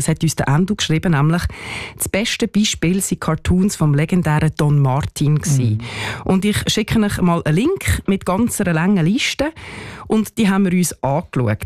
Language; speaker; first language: German; native; German